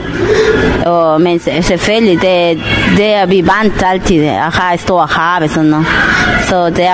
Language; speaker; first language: Danish; non-native, learner; Spanish